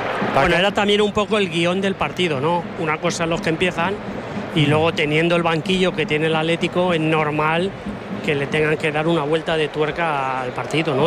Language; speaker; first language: Spanish; native; Spanish